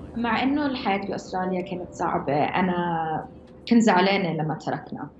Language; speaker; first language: Arabic; early bilingual, heritage; Arabic